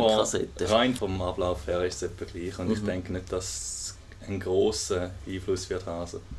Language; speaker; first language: German; native; German